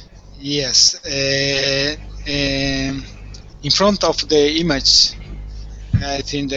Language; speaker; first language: English; non-native, learner; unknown